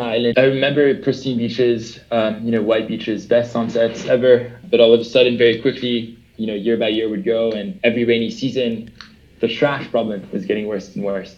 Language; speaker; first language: English; early bilingual, other home language; French